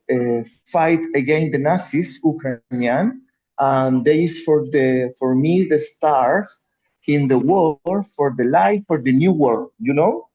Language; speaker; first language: English; non-native, learner; Spanish